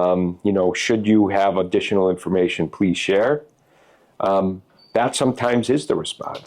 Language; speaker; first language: English; native; English